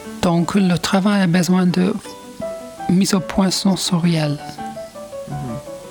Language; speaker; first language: French; non-native, fluent; English